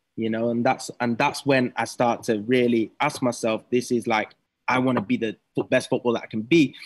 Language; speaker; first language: English; native; English